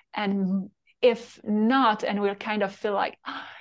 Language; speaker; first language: English; non-native, fluent; French